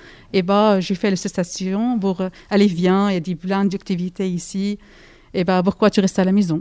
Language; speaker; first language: French; non-native, learner; Arabic